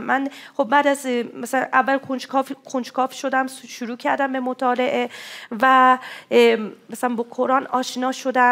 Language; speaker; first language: Persian; non-native, fluent; Japanese